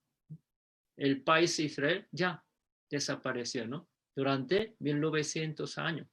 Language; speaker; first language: Spanish; non-native, fluent; Korean